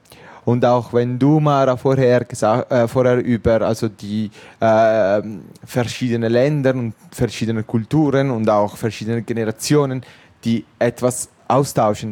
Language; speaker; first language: German; non-native, local second language; Italian